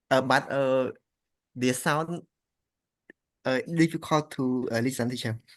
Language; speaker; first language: English; non-native, learner; Khmer